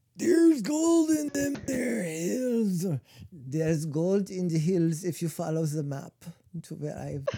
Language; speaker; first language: English; native; English